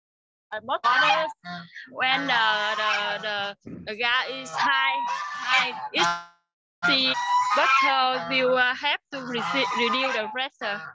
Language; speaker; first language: English; non-native, learner; Vietnamese